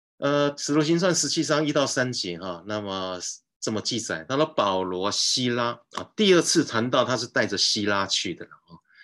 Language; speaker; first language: Chinese; native; Chinese